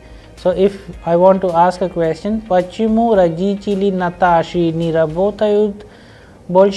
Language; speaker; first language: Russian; non-native, fluent; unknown